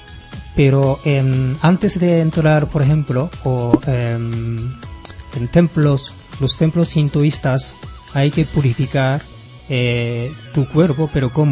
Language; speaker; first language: Spanish; non-native, fluent; Japanese